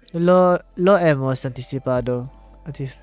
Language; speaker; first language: Spanish; non-native, learner; English